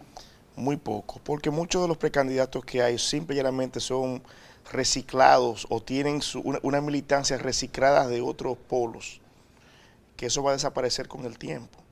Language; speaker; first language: Spanish; native; Spanish